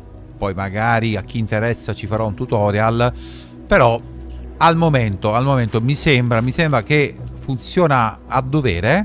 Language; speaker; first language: Italian; native; Italian